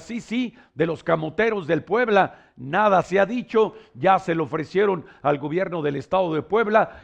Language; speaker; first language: Spanish; native; Spanish